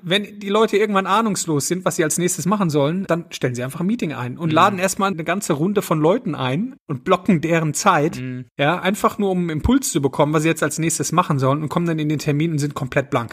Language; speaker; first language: German; native; German